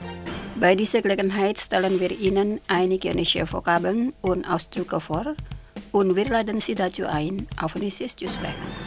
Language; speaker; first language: German; non-native, fluent; Indonesian